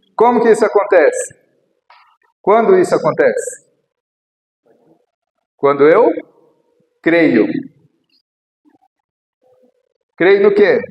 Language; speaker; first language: Portuguese; native; Portuguese